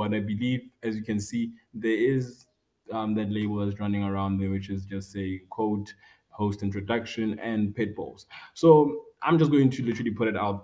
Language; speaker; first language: English; non-native, local second language; Tswana